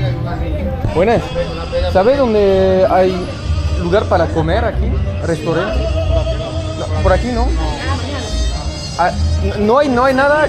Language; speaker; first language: Spanish; non-native, learner; French